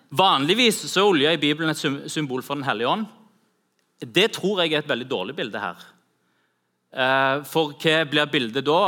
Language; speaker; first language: Norwegian; native; Norwegian